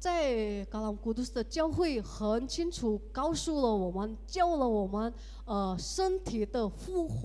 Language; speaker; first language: Chinese; early bilingual, heritage; Indonesian